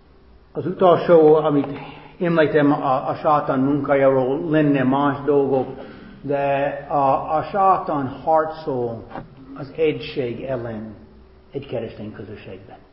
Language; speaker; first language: Hungarian; non-native, fluent; English